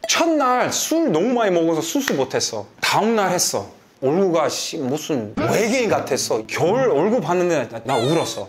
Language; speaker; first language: Korean; non-native, fluent; English